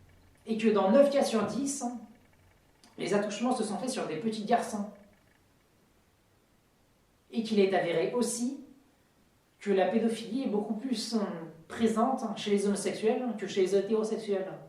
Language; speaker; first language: French; native; French